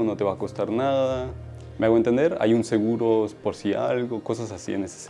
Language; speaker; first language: Spanish; native; Spanish